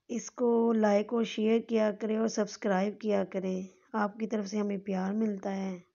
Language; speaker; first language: Urdu; non-native, local second language; Punjabi